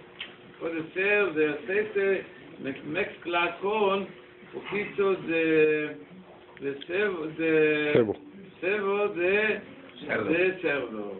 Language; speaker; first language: Spanish; non-native, learner; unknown